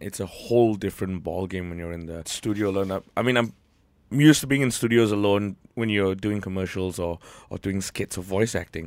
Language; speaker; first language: English; native; English